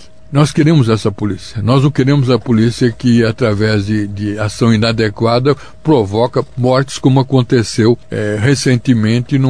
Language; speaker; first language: Portuguese; native; Portuguese